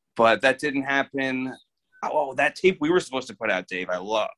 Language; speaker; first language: English; native; English